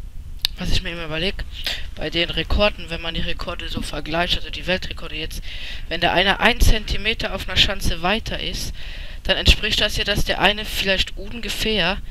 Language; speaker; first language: German; native; German